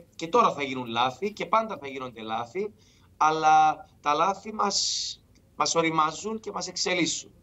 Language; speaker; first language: Greek; native; Greek